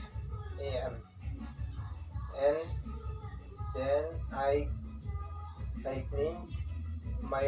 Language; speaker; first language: English; non-native, learner; Indonesian